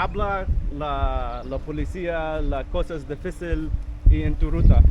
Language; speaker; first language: Spanish; non-native, learner; English